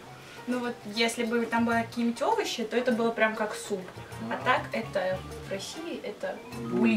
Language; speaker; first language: Russian; native; Russian